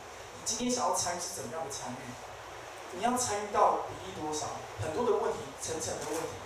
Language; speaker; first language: Chinese; native; Chinese